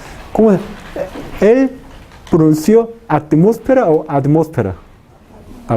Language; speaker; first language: Spanish; non-native, fluent; Korean